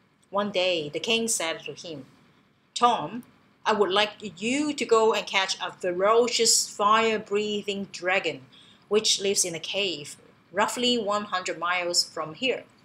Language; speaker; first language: English; non-native, local second language; Cantonese